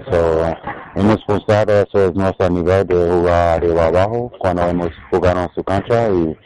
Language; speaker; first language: Spanish; non-native, learner; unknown